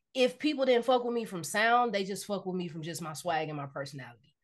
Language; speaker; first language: English; native; English